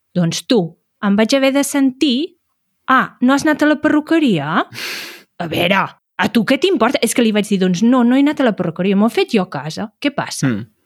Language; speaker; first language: Catalan; native; Catalan